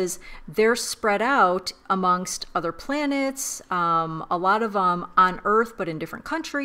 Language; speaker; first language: English; native; English